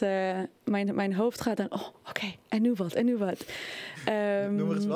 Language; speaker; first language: Dutch; non-native, fluent; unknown